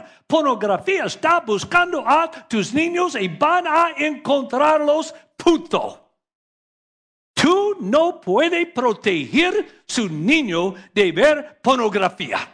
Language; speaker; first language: Spanish; non-native, learner; English